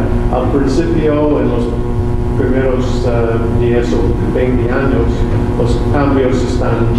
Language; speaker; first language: Spanish; non-native, learner; English